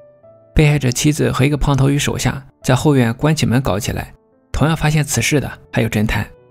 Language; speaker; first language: Chinese; native; Chinese